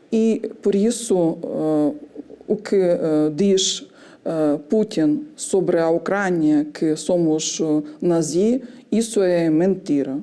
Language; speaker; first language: Portuguese; non-native, fluent; Ukrainian